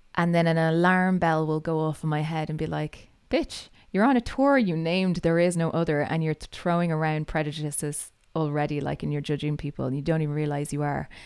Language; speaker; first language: English; native; English